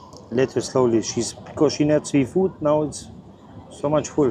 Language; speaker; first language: English; non-native, learner; German